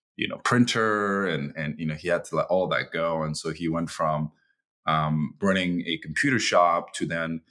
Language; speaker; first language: English; early bilingual, other home language; Chinese